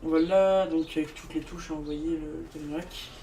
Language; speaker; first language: French; native; French